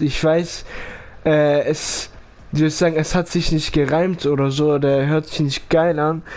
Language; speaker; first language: German; early bilingual, other home language; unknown